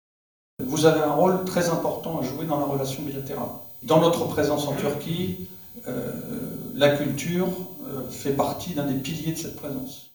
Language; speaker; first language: French; native; French